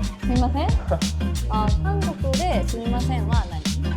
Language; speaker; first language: Japanese; non-native, learner; Korean